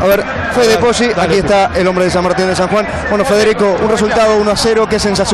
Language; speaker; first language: Spanish; native; Spanish